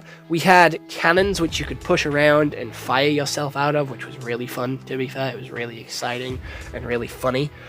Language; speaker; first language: English; native; English